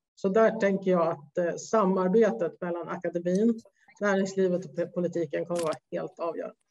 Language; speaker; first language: Swedish; native; Swedish